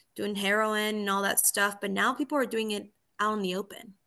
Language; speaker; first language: English; early bilingual, other home language; Spanish